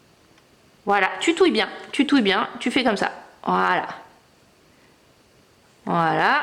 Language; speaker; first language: French; native; French